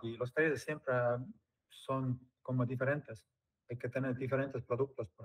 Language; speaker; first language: Spanish; non-native, fluent; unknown